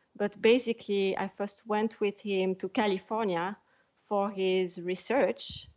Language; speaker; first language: English; non-native, fluent; French